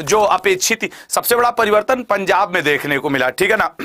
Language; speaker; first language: Hindi; native; Hindi